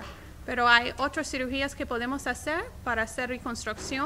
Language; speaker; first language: Spanish; non-native, learner; English